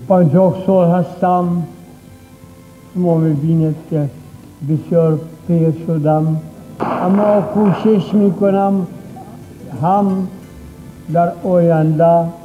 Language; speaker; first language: Persian; non-native, fluent; Czech